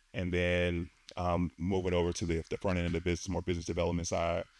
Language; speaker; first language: English; native; English